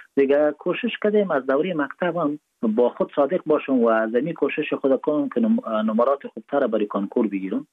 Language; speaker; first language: Persian; non-native, local second language; Pashto